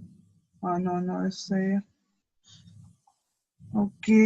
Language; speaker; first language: Spanish; non-native, learner; Russian